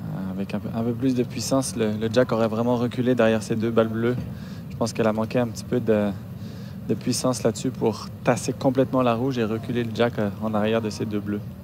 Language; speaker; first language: French; native; French